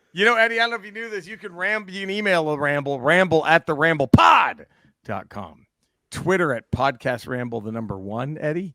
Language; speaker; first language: English; native; English